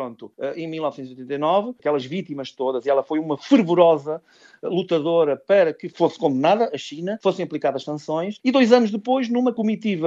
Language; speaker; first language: Portuguese; native; Portuguese